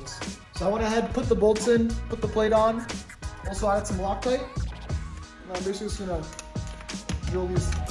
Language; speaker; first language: English; native; English